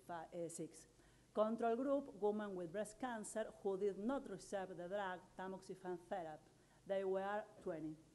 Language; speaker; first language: English; non-native, learner; Spanish